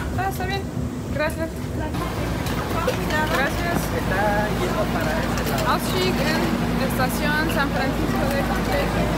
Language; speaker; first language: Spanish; non-native, fluent; German